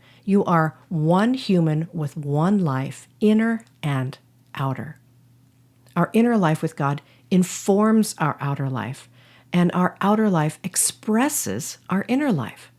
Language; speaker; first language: English; native; English